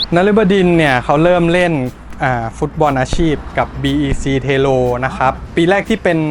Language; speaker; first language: Thai; native; Thai